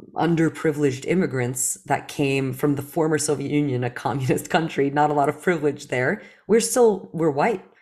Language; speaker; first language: English; early bilingual, other home language; Russian